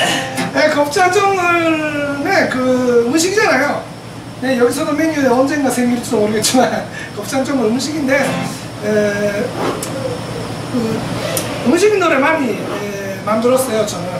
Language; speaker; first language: Korean; non-native, fluent; Japanese